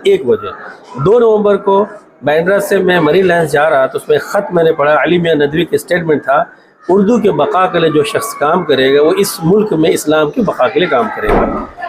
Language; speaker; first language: Hindi; non-native, local second language; Urdu